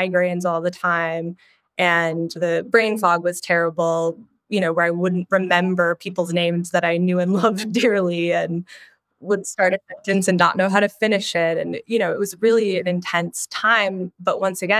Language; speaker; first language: English; native; English